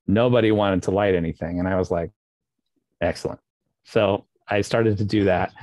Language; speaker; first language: English; native; English